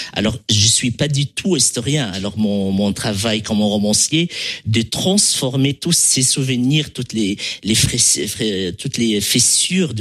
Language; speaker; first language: French; non-native, local second language; Arabic